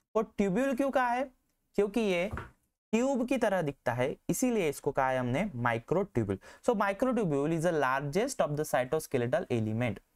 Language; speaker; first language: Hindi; non-native, local second language; Marathi